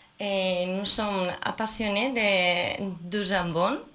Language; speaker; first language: French; non-native, fluent; Spanish